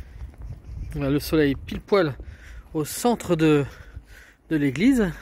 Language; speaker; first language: French; native; French